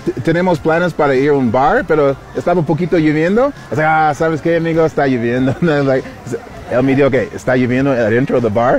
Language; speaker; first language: Spanish; non-native, learner; English